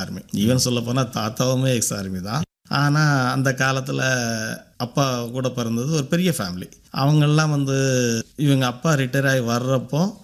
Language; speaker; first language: Tamil; native; Tamil